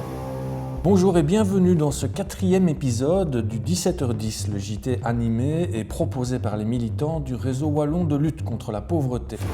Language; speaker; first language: French; native; French